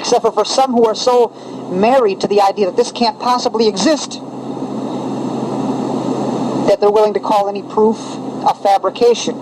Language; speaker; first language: English; native; English